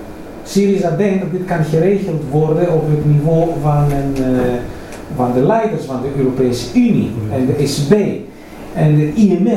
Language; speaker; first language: Dutch; non-native, fluent; Greek